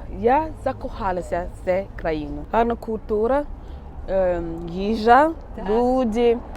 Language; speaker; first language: Ukrainian; non-native, learner; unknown